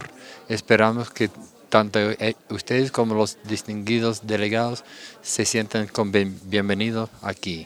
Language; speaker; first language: Spanish; non-native, fluent; English